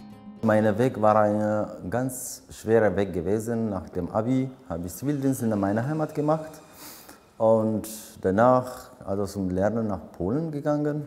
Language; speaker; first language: German; non-native, fluent; Amharic